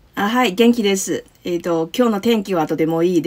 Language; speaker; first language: Japanese; non-native, learner; Chinese